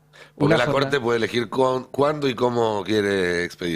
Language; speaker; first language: Spanish; native; Spanish